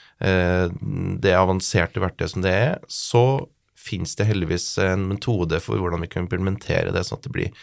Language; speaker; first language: Norwegian; native; Norwegian